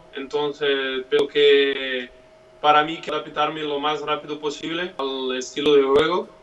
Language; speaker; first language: Spanish; non-native, learner; Portuguese